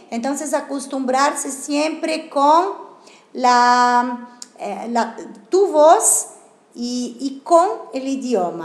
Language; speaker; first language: Spanish; non-native, fluent; Portuguese